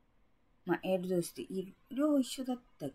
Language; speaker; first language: Spanish; non-native, learner; Japanese